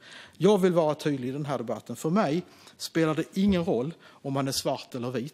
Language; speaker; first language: Swedish; native; Swedish